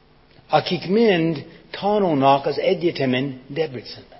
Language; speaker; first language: Hungarian; non-native, fluent; English